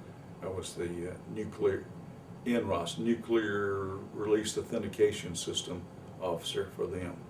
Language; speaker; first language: English; native; English